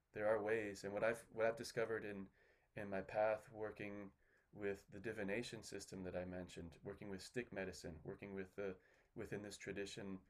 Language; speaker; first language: English; native; English